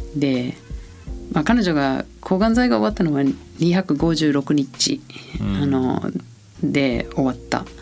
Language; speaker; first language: Japanese; non-native, fluent; English